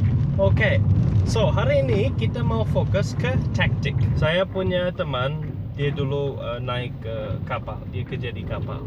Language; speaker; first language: Indonesian; non-native, fluent; English